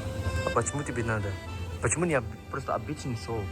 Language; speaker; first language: Russian; non-native, learner; Indonesian